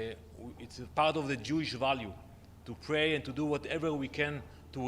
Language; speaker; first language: English; non-native, fluent; Hebrew